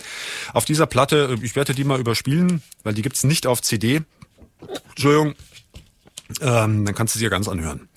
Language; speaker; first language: German; native; German